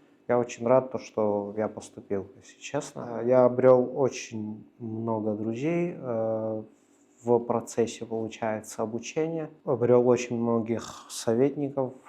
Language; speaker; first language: Russian; early bilingual, other home language; Arabic